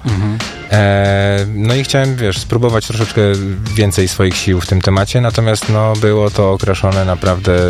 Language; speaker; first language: Polish; native; Polish